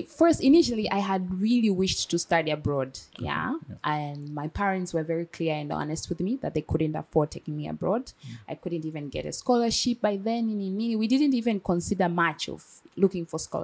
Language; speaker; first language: English; non-native, local second language; Swahili